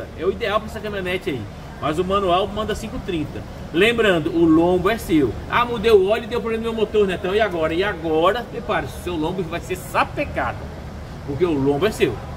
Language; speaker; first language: Portuguese; native; Portuguese